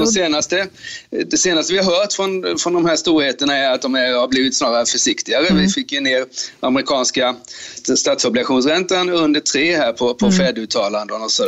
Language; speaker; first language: Swedish; native; Swedish